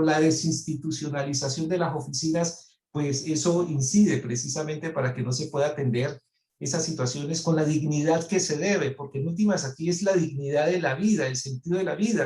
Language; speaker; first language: Spanish; native; Spanish